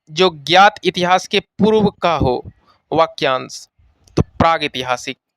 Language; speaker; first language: Hindi; native; Hindi